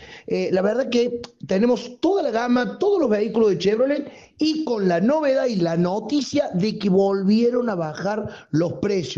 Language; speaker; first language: Spanish; native; Spanish